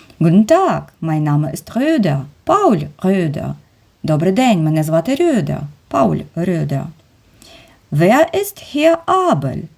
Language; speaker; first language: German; non-native, fluent; Ukrainian